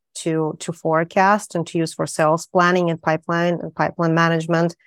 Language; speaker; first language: English; non-native, fluent; Russian